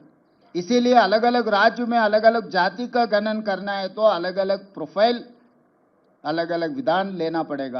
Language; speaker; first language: Hindi; non-native, local second language; Telugu